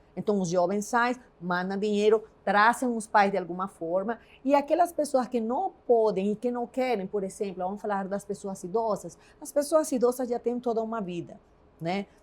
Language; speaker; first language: Portuguese; non-native, fluent; Spanish